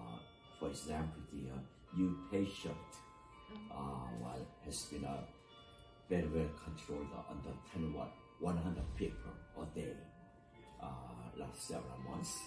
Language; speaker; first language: English; non-native, fluent; Korean